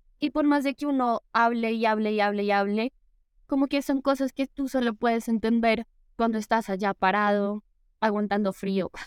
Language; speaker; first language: Spanish; native; Spanish